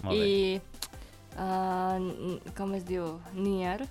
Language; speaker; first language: Catalan; non-native, learner; Indonesian